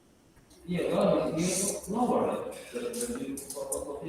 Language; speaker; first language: English; non-native, learner; Indonesian